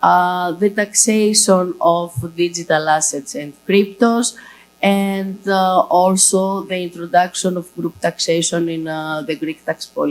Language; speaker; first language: English; non-native, fluent; Greek